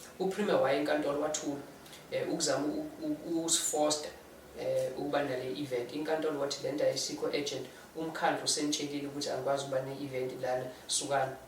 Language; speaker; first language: Zulu; non-native, local second language; English